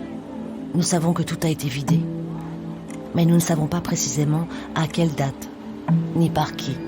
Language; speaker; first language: French; native; French